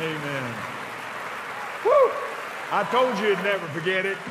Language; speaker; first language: English; native; English